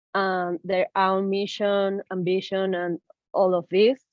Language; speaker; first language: English; non-native, learner; Spanish